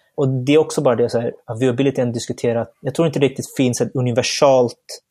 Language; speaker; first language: Swedish; early bilingual, other home language; Bangla